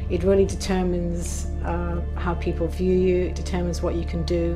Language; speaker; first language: English; native; English